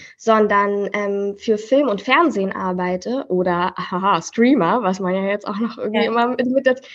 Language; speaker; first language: German; native; German